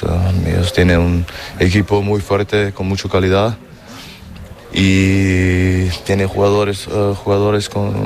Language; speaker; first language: Spanish; non-native, fluent; German